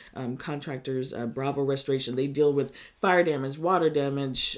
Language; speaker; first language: English; native; English